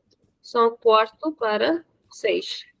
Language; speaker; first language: Portuguese; non-native, fluent; Hindi